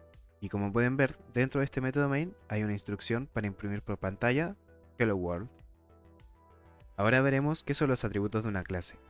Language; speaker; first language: Spanish; native; Spanish